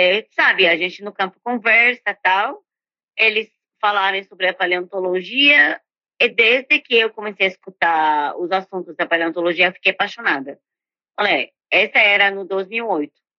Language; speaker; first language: Portuguese; non-native, fluent; Arabic